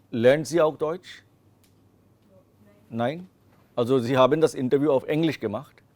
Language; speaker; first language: German; non-native, fluent; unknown